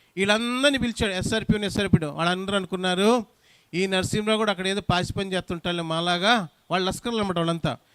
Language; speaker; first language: Telugu; non-native, local second language; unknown